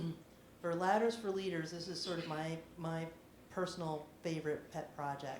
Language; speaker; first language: English; native; English